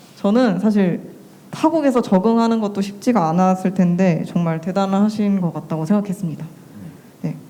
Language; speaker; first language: Korean; native; Korean